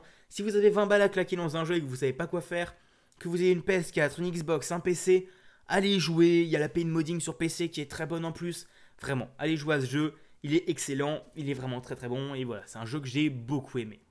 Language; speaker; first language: French; native; French